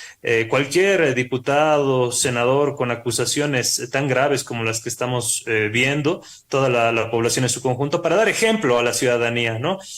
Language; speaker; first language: Spanish; native; Spanish